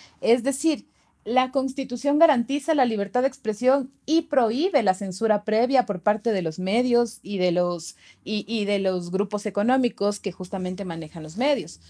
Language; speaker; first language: Spanish; native; Spanish